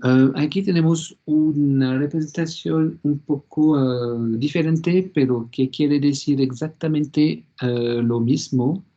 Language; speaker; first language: Spanish; non-native, fluent; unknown